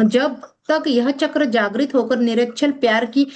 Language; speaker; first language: Hindi; non-native, local second language; Marathi